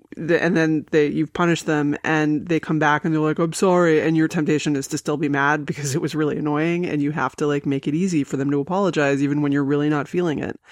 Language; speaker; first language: English; native; English